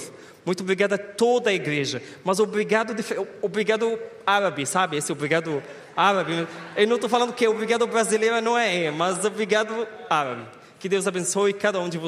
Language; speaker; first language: Portuguese; non-native, fluent; Arabic